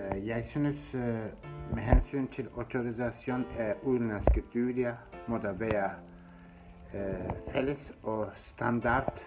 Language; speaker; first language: Danish; non-native, fluent; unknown